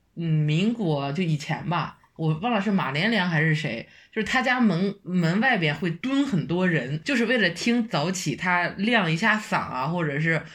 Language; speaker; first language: Chinese; native; Chinese